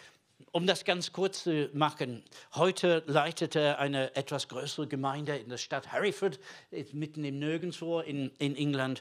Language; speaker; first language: German; non-native, fluent; English